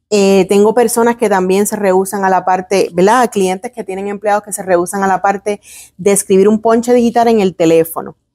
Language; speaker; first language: Spanish; native; Spanish